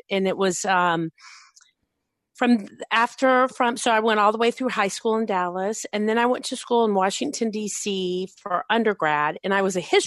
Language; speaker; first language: English; native; English